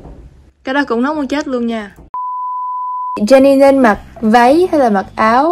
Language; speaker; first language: Vietnamese; early bilingual, heritage; Vietnamese